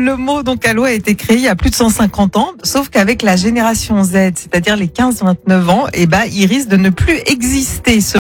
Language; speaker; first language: French; native; French